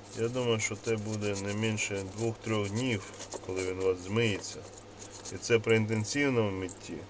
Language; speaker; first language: Ukrainian; non-native, local second language; Russian